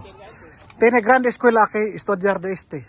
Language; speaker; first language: Spanish; non-native, learner; Filipino